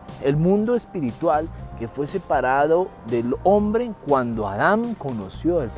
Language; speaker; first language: Spanish; native; Spanish